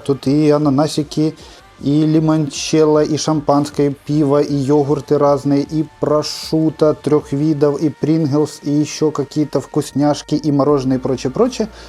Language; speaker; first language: Russian; native; Russian